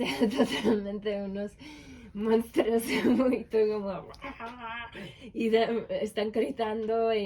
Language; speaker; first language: Spanish; non-native, learner; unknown